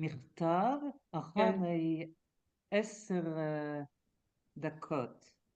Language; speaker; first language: Hebrew; non-native, learner; French